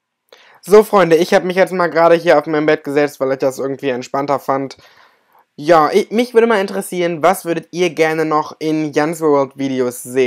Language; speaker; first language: German; native; German